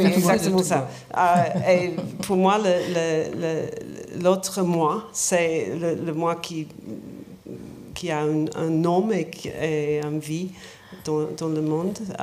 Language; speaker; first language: French; non-native, learner; English